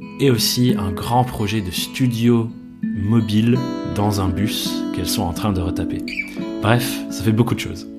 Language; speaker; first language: French; native; French